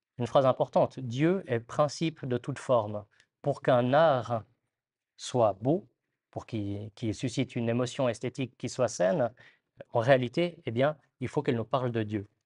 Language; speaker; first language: French; native; French